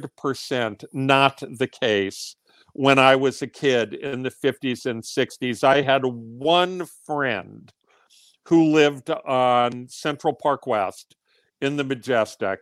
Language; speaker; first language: English; native; English